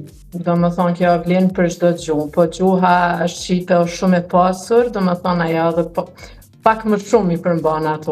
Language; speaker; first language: Albanian; early bilingual, heritage; Albanian